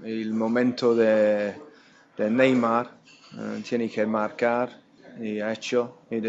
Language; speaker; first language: Spanish; non-native, fluent; English